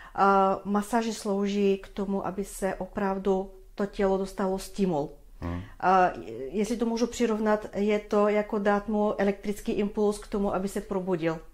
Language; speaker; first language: Czech; non-native, fluent; Bulgarian